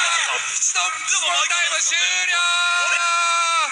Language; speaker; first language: Japanese; native; Japanese